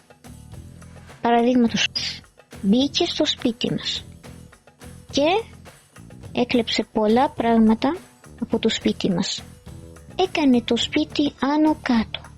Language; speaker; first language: Greek; non-native, fluent; Arabic